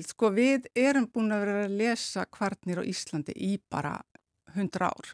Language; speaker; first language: Icelandic; native; Icelandic